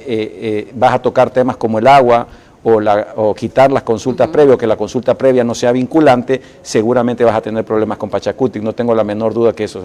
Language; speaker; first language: Spanish; native; Spanish